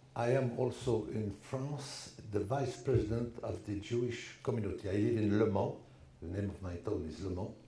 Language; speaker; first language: English; non-native, learner; French